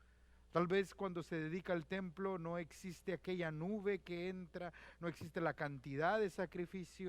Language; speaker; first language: Spanish; native; Spanish